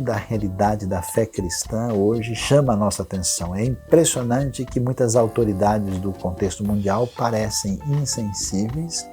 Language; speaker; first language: Portuguese; native; Portuguese